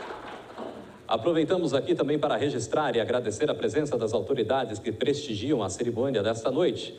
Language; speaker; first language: Portuguese; native; Portuguese